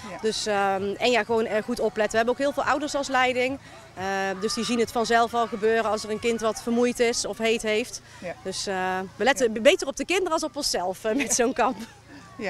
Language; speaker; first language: Dutch; native; Dutch